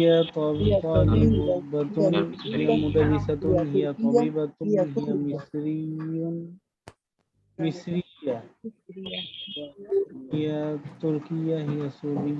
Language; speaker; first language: Arabic; non-native, learner; Bangla